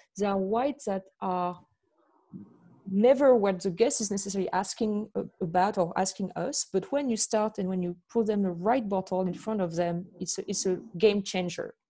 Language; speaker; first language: English; non-native, fluent; French